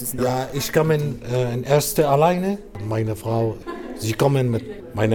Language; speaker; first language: German; non-native, learner; Arabic